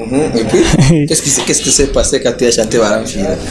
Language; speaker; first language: French; non-native, local second language; Rundi